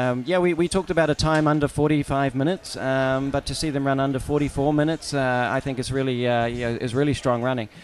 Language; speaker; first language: English; native; English